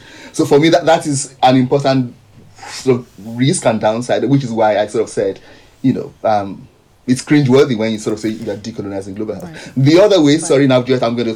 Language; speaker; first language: English; non-native, local second language; Yoruba